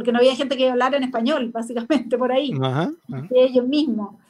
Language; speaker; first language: Spanish; native; Spanish